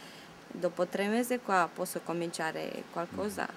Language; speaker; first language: Italian; non-native, learner; Romanian